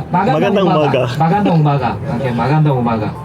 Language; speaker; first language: Filipino; non-native, learner; Korean